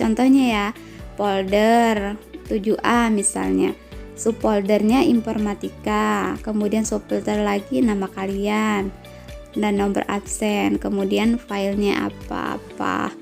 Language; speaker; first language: Indonesian; native; Indonesian